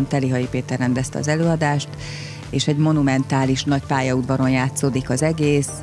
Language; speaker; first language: Hungarian; native; Hungarian